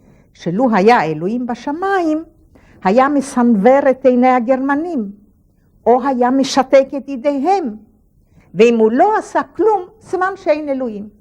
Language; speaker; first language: Hebrew; non-native, fluent; Polish